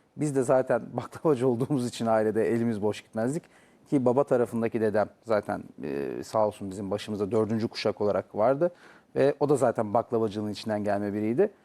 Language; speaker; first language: Turkish; native; Turkish